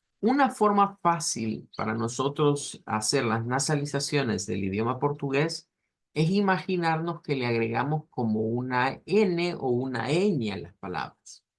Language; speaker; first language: Spanish; native; Spanish